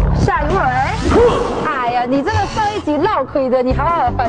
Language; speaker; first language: Chinese; native; Chinese